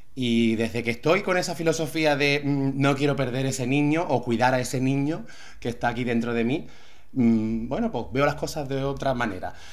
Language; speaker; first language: Spanish; native; Spanish